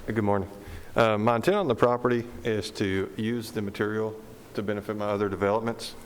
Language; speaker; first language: English; native; English